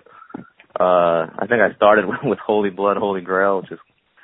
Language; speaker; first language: English; native; English